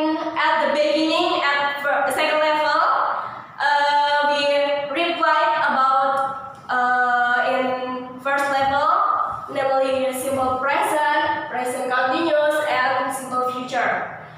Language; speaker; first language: English; non-native, learner; Indonesian